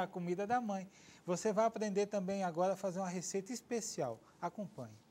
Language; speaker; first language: Portuguese; native; Portuguese